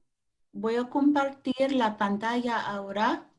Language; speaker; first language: Spanish; non-native, fluent; English